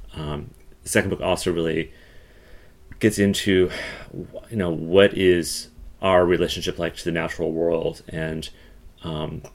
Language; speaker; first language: English; native; English